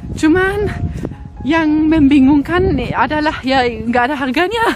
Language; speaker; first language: Indonesian; non-native, fluent; German